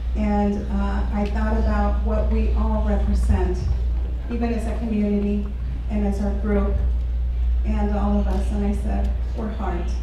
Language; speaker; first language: English; early bilingual, other home language; Spanish